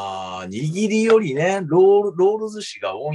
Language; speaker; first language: Japanese; native; Japanese